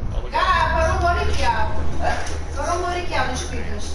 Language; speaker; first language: Dutch; non-native, learner; Portuguese